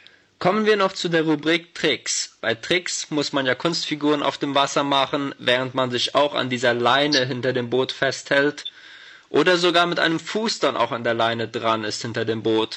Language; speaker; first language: German; native; German